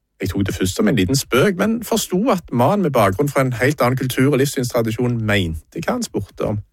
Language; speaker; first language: Norwegian; native; Norwegian